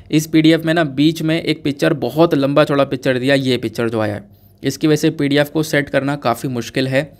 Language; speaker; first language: Hindi; native; Hindi